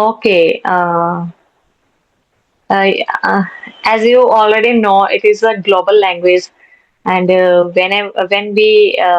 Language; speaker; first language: English; non-native, learner; Hindi